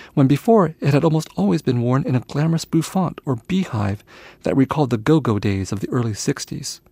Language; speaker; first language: English; early bilingual, other home language; Vietnamese